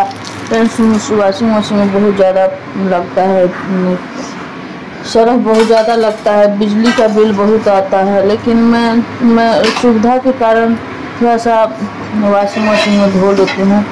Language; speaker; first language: Hindi; non-native, local second language; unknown